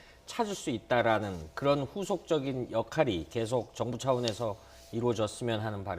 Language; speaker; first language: Korean; native; Korean